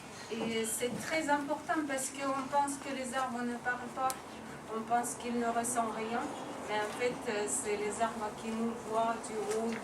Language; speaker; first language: French; non-native, fluent; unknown